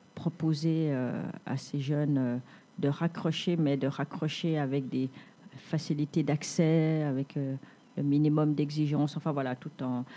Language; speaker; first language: French; native; French